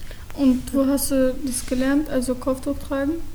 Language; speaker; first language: German; early bilingual, other home language; Turkish